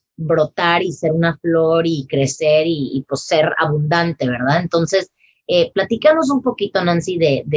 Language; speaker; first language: Spanish; native; Spanish